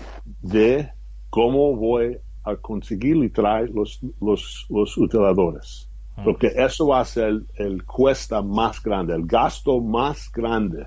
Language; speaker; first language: Spanish; non-native, fluent; English